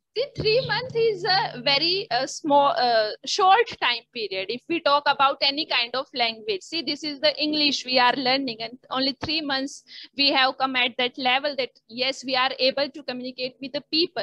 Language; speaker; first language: English; non-native, learner; Hindi